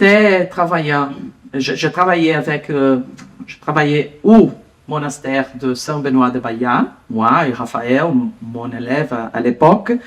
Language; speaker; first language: French; non-native, learner; Portuguese